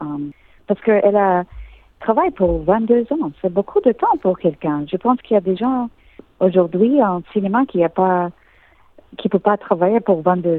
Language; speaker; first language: French; non-native, learner; English